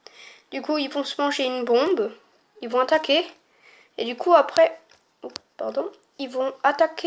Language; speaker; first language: French; native; French